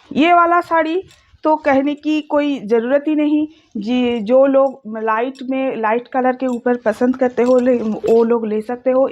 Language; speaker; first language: Hindi; non-native, local second language; Bangla